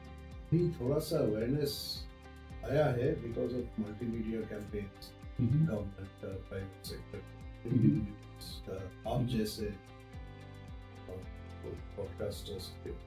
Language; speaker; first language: Hindi; non-native, local second language; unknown